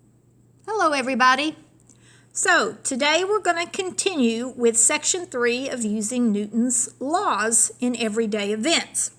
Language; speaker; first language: English; native; English